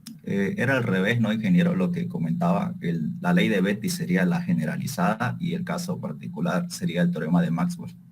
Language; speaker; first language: Spanish; native; Spanish